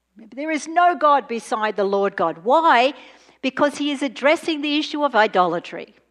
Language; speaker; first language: English; native; English